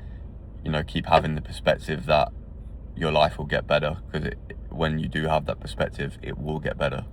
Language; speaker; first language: English; native; English